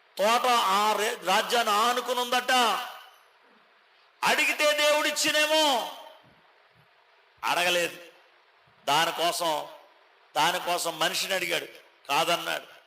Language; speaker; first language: Telugu; native; Telugu